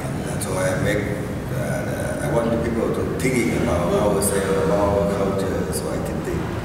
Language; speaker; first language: English; non-native, learner; Thai